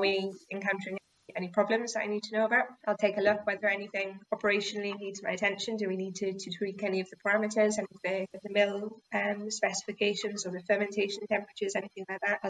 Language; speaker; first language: English; native; English